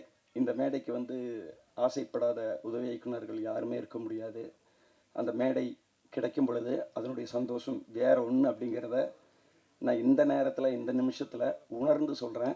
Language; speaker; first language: Tamil; native; Tamil